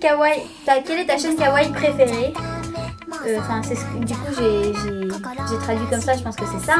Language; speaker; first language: French; native; French